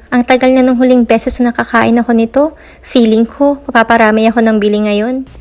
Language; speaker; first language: Filipino; native; Filipino